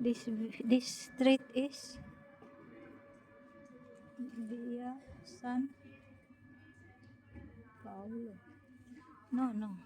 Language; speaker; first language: English; non-native, learner; Filipino